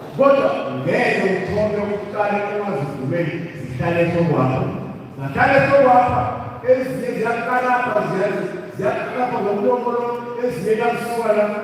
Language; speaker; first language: Zulu; non-native, local second language; South Ndebele